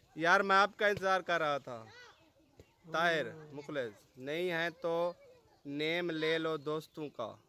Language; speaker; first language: Urdu; non-native, local second language; Saraiki